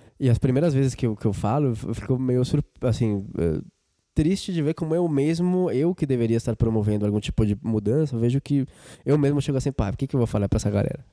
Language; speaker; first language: Portuguese; non-native, fluent; Spanish